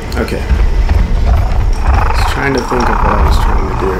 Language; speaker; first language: English; native; English